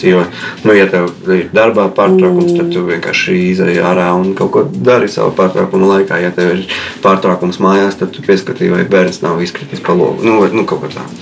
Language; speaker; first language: Latvian; non-native, local second language; Russian